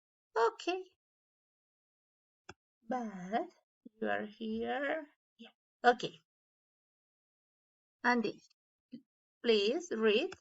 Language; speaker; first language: English; non-native, learner; Spanish